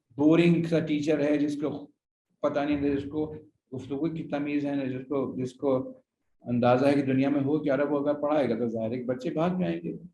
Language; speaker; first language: Urdu; native; Urdu